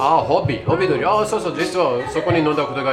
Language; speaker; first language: Japanese; non-native, learner; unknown